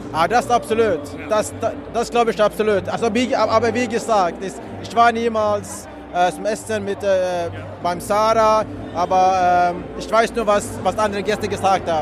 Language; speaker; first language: German; non-native, fluent; Swedish